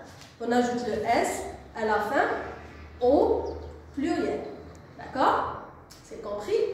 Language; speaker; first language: French; non-native, local second language; Arabic